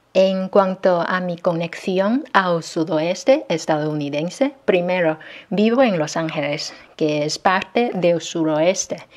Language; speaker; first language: Spanish; non-native, fluent; Chinese